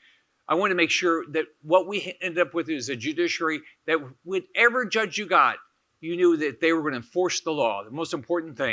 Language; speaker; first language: English; native; English